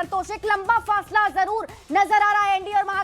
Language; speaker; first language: Hindi; native; Hindi